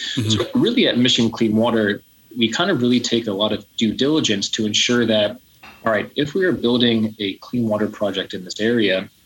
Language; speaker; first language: English; native; English